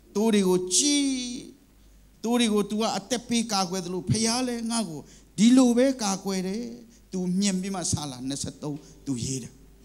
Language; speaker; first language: Burmese; non-native, local second language; Kachin